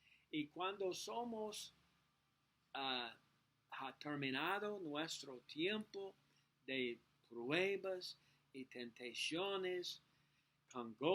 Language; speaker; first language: Spanish; non-native, learner; English